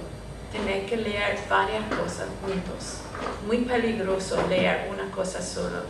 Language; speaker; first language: Spanish; non-native, fluent; English